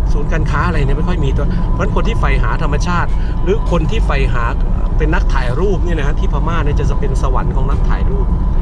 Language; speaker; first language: Thai; native; Thai